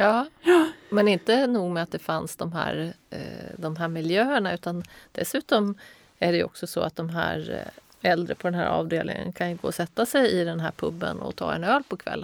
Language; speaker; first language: Swedish; native; Swedish